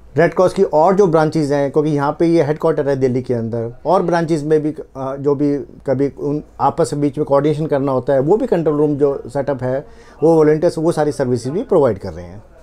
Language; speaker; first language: Hindi; native; Hindi